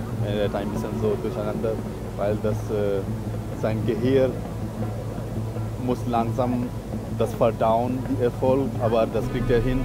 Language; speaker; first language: German; non-native, fluent; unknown